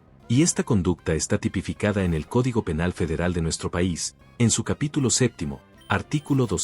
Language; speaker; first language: Spanish; native; Spanish